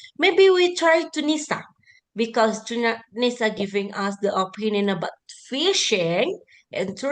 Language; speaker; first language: English; non-native, learner; Indonesian